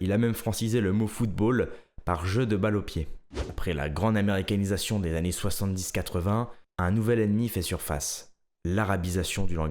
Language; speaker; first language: French; native; French